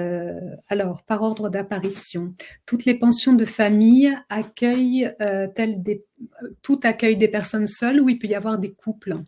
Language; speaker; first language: French; native; French